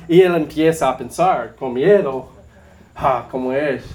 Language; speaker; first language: Spanish; non-native, learner; English